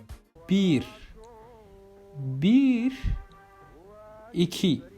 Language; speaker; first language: Turkish; non-native, fluent; Somali